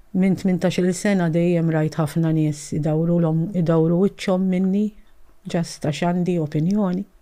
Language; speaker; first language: Maltese; early bilingual, heritage; Maltese